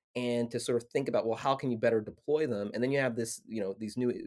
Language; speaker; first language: English; native; English